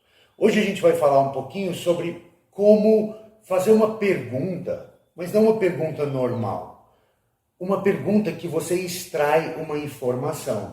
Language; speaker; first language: Portuguese; non-native, fluent; English